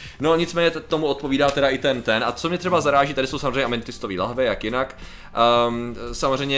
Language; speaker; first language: Czech; native; Czech